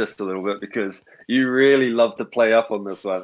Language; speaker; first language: English; native; English